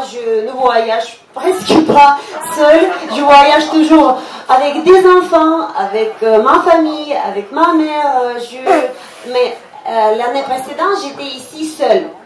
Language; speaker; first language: French; non-native, fluent; Russian